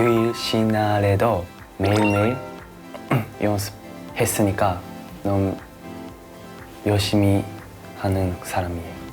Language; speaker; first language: Korean; non-native, learner; Japanese